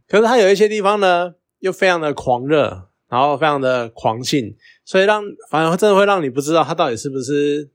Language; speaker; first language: Chinese; native; Chinese